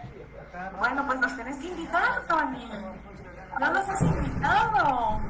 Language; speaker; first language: Spanish; native; Spanish